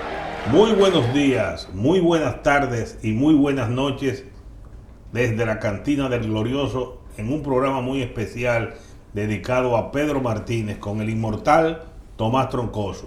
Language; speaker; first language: Spanish; native; Spanish